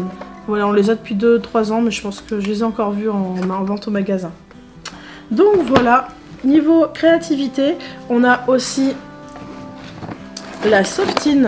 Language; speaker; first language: French; native; French